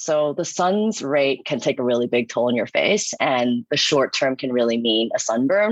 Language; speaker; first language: English; non-native, local second language; Cantonese